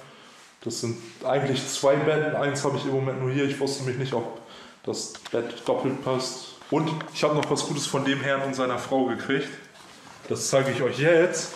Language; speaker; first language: German; native; German